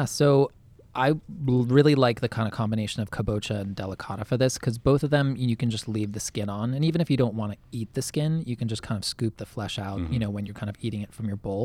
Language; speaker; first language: English; native; English